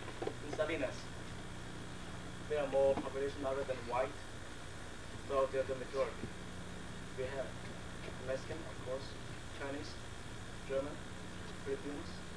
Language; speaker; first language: English; non-native, fluent; Chinese